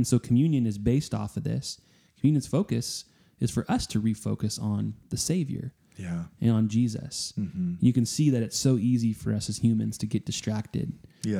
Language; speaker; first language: English; native; English